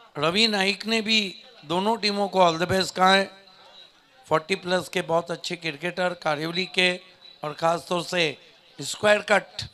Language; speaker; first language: Hindi; non-native, local second language; Marathi